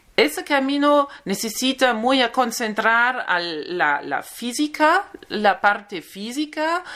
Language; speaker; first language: Spanish; non-native, learner; German